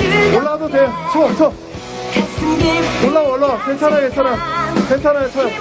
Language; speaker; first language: Korean; native; Korean